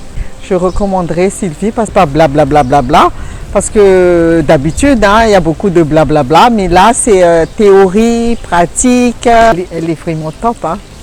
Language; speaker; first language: French; non-native, local second language; Malagasy